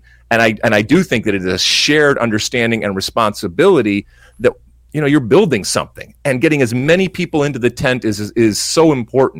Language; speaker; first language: English; native; English